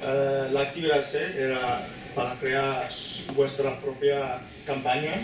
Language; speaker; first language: Spanish; non-native, fluent; English